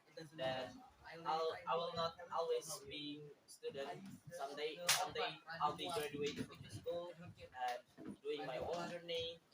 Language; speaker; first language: English; non-native, learner; Indonesian